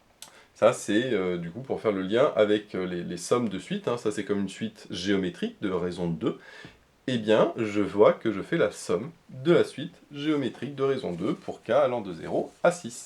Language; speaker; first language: French; native; French